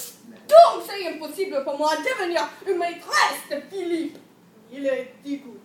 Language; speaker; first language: French; non-native, learner; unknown